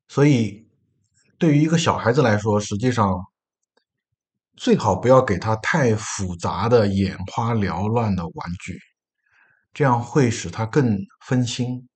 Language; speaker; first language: Chinese; native; Chinese